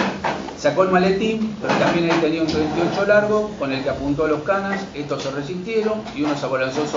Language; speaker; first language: Spanish; native; Spanish